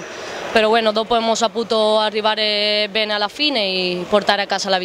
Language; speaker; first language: Italian; non-native, learner; Spanish